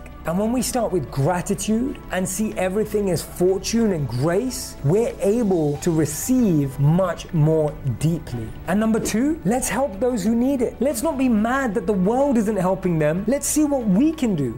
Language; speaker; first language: English; native; English